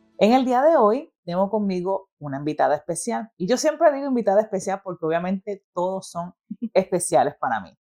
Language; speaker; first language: Spanish; native; Spanish